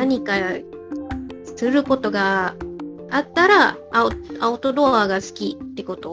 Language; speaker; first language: Japanese; non-native, learner; Malay